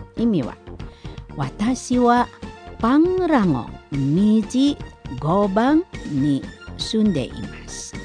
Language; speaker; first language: Japanese; non-native, fluent; Indonesian